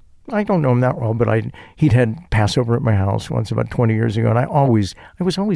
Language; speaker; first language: English; native; English